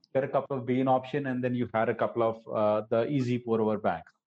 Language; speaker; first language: English; non-native, local second language; Gujarati